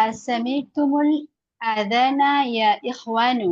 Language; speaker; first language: Arabic; non-native, learner; Bangla